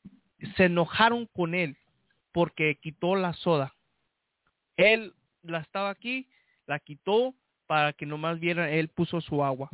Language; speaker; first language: Spanish; early bilingual, heritage; Spanish